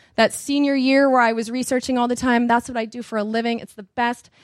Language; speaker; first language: English; native; English